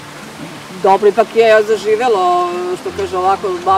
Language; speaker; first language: Croatian; native; Croatian